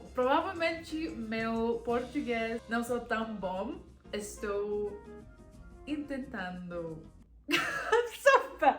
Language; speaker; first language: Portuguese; non-native, learner; Spanish